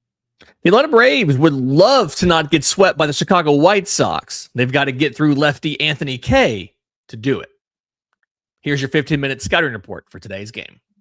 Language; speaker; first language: English; native; English